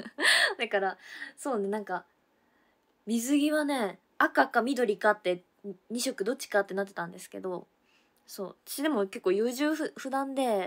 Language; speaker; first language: Japanese; native; Japanese